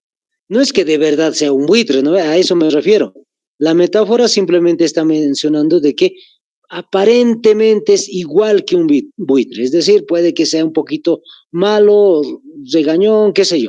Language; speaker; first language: Spanish; native; Spanish